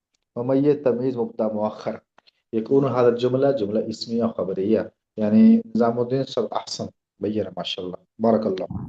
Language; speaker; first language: Arabic; non-native, learner; Urdu